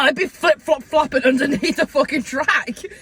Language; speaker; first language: English; native; English